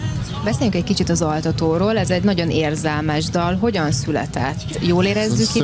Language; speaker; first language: Hungarian; native; Hungarian